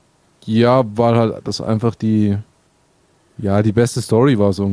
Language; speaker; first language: German; native; German